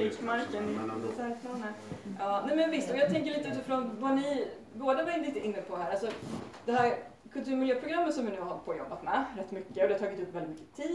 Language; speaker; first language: Swedish; native; Swedish